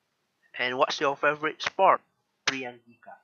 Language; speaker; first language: English; non-native, learner; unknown